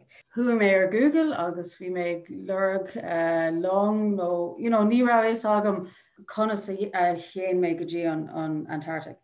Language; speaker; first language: Irish; non-native, local second language; English